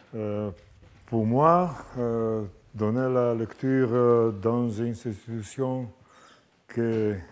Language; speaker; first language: French; non-native, learner; Greek